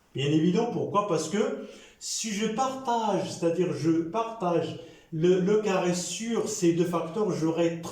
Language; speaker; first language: French; non-native, local second language; Arabic